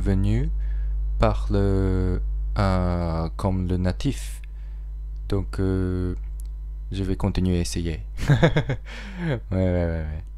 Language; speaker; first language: French; non-native, learner; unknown